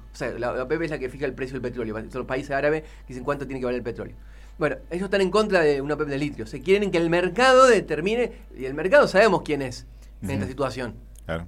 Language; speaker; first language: Spanish; native; Spanish